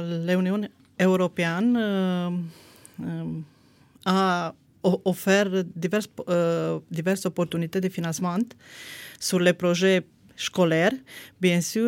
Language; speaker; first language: French; non-native, fluent; Romanian